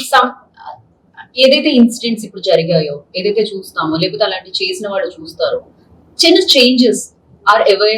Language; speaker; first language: Telugu; native; Telugu